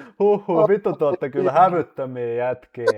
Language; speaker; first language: Finnish; native; Finnish